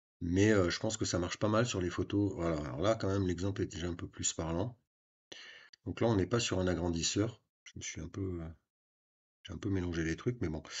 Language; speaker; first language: French; native; French